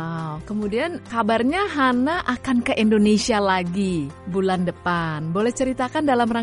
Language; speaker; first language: Indonesian; native; Indonesian